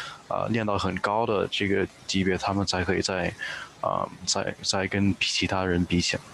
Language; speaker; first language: Chinese; early bilingual, heritage; Chinese